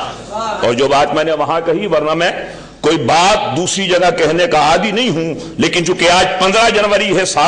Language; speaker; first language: Urdu; native; Urdu